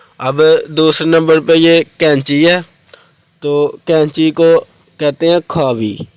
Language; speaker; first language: Urdu; non-native, local second language; Punjabi